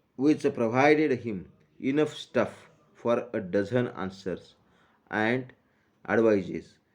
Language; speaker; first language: English; non-native, local second language; Marathi